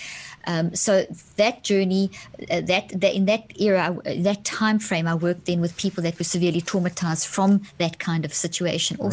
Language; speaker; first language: English; native; English